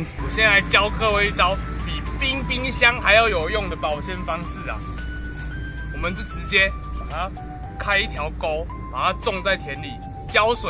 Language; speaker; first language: Chinese; native; Chinese